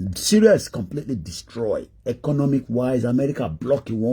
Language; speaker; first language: English; non-native, local second language; Yoruba